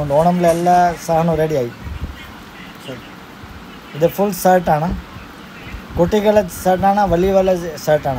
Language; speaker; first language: Malayalam; non-native, local second language; Hindi